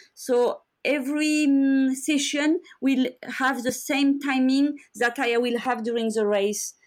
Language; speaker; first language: English; non-native, learner; French